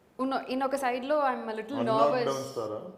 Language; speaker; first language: Telugu; non-native, learner; Tamil